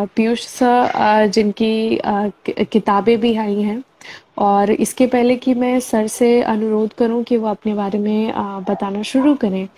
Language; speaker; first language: Hindi; native; Hindi